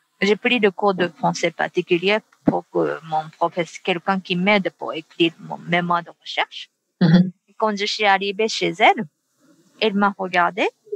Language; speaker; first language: French; non-native, fluent; Japanese